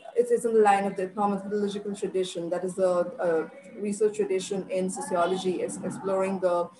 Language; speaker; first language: English; non-native, local second language; Bangla